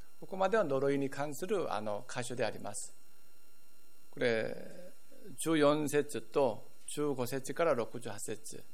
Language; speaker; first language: Japanese; non-native, fluent; Korean